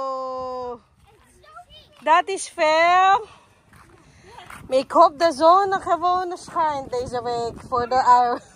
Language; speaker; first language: Dutch; non-native, learner; Filipino